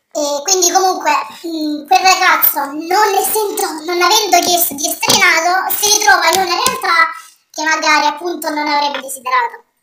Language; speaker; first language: Italian; native; Italian